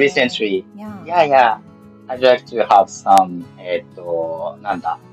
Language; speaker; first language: English; non-native, fluent; Japanese